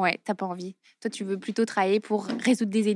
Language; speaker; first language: French; native; French